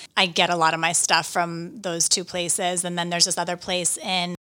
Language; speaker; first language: English; native; English